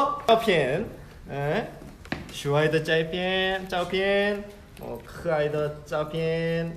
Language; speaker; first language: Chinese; non-native, learner; Korean